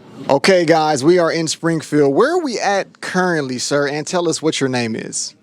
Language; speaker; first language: English; native; English